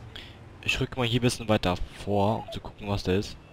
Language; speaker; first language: German; native; German